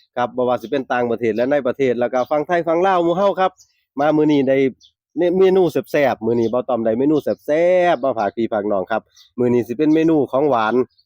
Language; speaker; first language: Thai; native; Thai